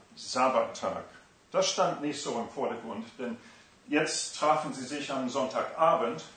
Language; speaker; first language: German; non-native, fluent; English